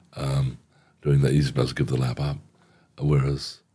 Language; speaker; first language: English; native; English